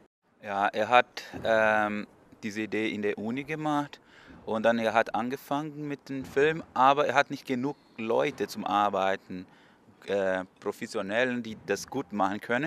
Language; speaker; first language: German; non-native, learner; Portuguese